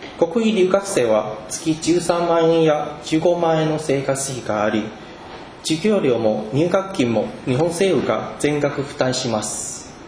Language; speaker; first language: Japanese; non-native, fluent; Chinese